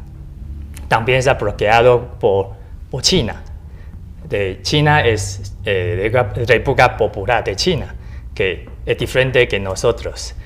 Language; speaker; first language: Spanish; non-native, learner; Chinese